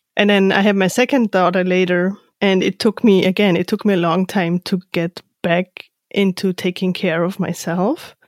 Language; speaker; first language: English; non-native, fluent; German